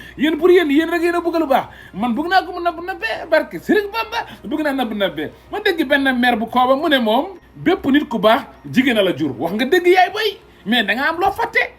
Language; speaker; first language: Wolof; non-native, local second language; Fula